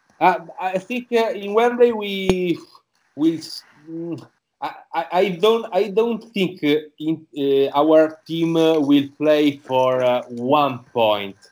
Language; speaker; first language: English; non-native, learner; Italian